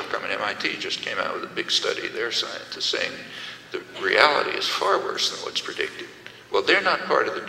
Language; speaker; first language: English; native; English